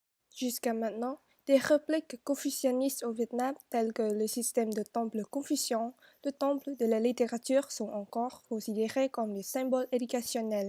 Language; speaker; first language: French; non-native, fluent; Vietnamese